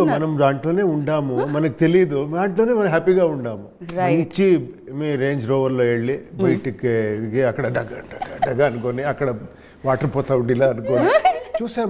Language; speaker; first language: Telugu; non-native, local second language; Kannada